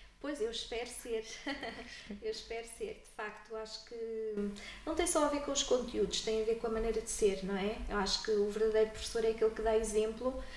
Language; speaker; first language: Portuguese; native; Portuguese